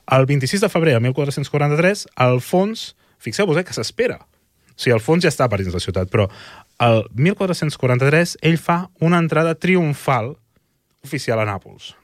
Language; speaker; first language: Catalan; native; Catalan